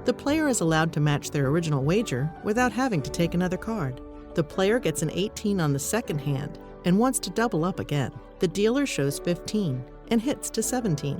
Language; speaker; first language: English; native; English